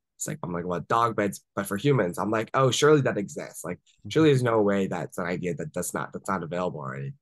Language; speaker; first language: English; native; English